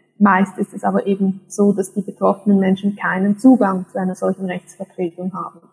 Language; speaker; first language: German; native; German